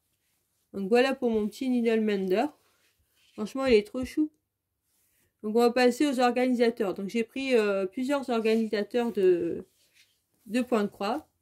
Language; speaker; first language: French; native; French